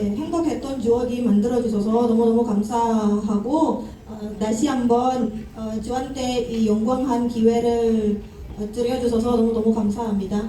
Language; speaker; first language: Korean; non-native, learner; Indonesian